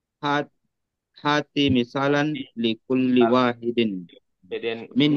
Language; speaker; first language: Arabic; non-native, learner; Indonesian